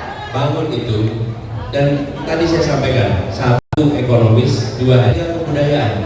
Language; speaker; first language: Indonesian; native; Indonesian